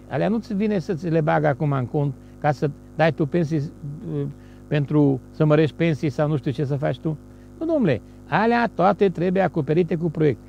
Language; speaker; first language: Romanian; non-native, local second language; Hungarian